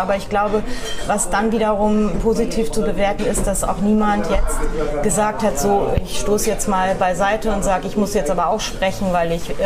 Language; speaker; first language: German; native; German